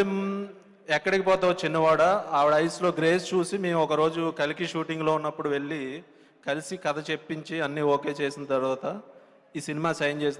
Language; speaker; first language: Telugu; native; Telugu